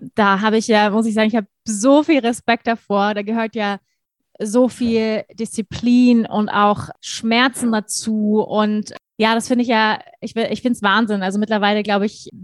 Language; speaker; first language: German; non-native, fluent; English